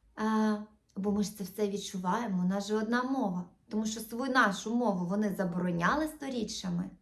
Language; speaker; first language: Ukrainian; non-native, local second language; Russian